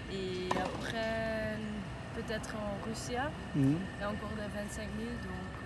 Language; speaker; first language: French; non-native, local second language; Dutch